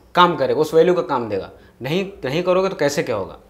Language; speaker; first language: Hindi; native; Hindi